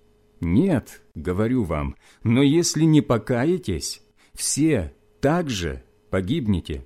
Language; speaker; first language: Russian; native; Russian